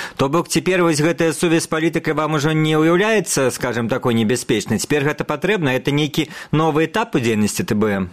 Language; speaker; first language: Belarusian; native; Belarusian